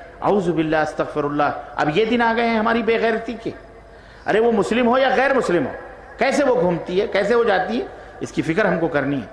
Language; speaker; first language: Urdu; native; Urdu